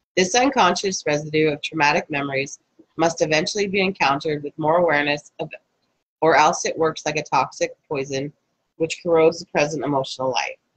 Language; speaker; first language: English; native; English